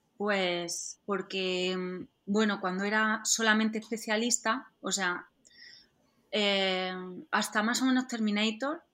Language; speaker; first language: Spanish; native; Spanish